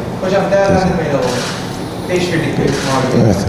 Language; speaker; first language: Turkish; non-native, learner; Croatian